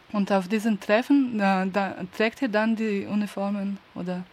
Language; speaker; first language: German; non-native, learner; Slovenian